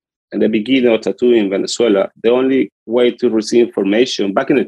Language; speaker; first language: English; non-native, learner; Spanish